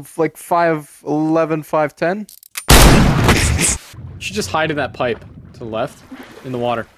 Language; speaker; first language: English; native; English